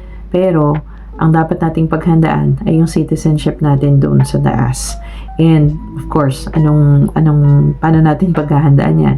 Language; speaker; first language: Filipino; native; Filipino